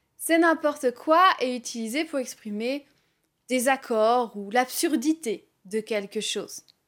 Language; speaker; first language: French; native; French